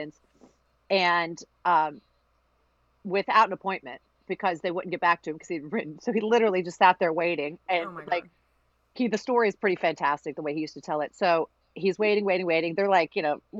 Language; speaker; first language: English; early bilingual, other home language; Greek